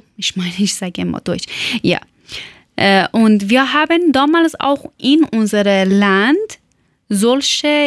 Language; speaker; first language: German; non-native, learner; Persian